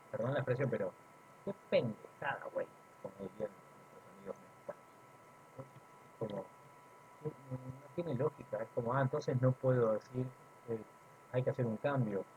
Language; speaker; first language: Spanish; native; Spanish